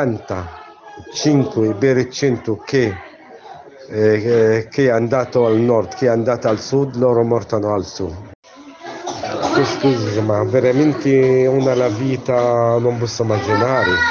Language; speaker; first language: Italian; non-native, learner; Arabic